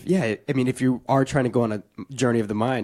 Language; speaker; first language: English; native; English